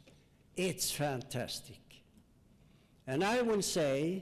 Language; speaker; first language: English; non-native, learner; Swedish